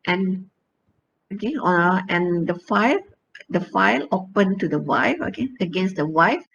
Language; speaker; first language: English; non-native, local second language; Malay